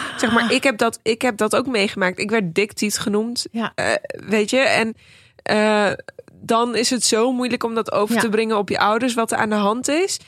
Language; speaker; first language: Dutch; early bilingual, other home language; Persian